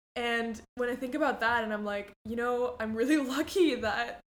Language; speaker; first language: English; early bilingual, other home language; Spanish